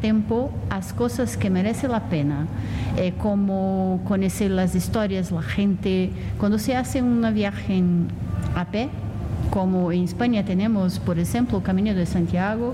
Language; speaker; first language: Spanish; non-native, learner; Portuguese